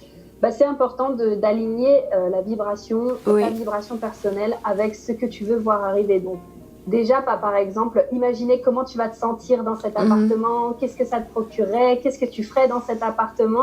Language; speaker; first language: French; native; French